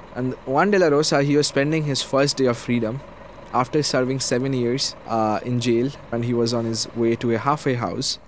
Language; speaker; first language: English; non-native, fluent; Japanese